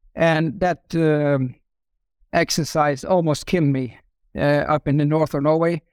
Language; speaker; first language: English; non-native, fluent; Norwegian